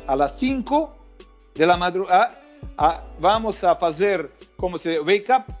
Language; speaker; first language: Spanish; non-native, fluent; Croatian